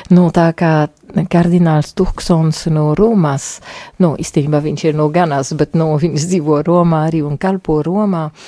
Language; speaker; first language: Latvian; non-native, fluent; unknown